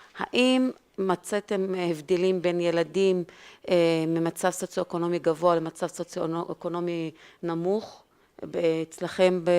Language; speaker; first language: Hebrew; non-native, local second language; Arabic